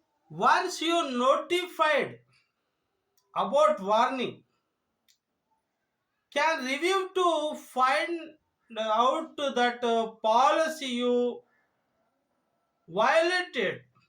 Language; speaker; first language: English; non-native, local second language; Telugu